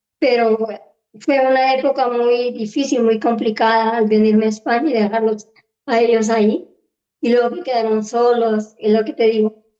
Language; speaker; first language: Spanish; native; Spanish